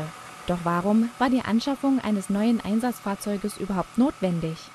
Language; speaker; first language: German; native; German